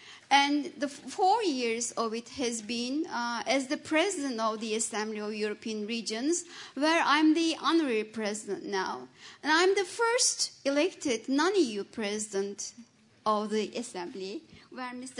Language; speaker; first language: English; non-native, fluent; Turkish